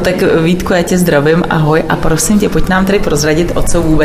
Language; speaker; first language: Czech; native; Czech